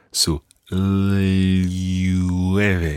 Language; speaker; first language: Spanish; non-native, fluent; English